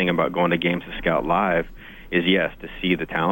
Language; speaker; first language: English; native; English